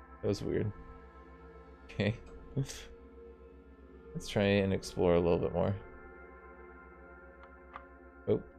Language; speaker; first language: English; native; English